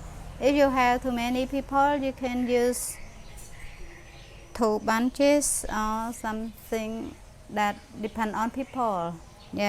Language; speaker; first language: English; non-native, learner; Khmer